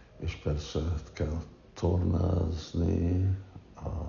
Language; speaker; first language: Hungarian; early bilingual, heritage; Hungarian